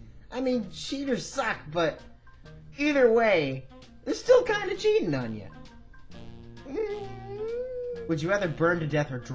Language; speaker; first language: English; native; English